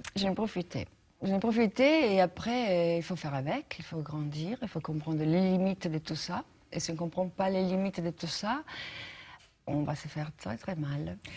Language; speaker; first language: French; non-native, fluent; Italian